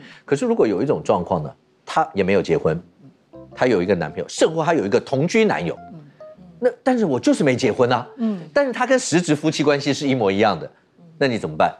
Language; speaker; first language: Chinese; native; Chinese